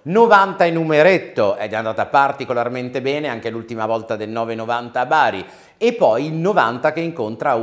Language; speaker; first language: Italian; native; Italian